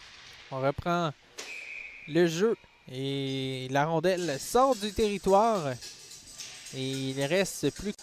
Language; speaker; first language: French; native; French